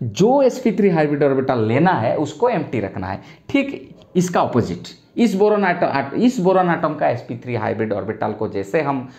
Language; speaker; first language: Hindi; non-native, local second language; Bangla